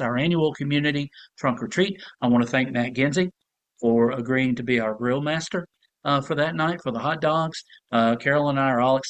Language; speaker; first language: English; native; English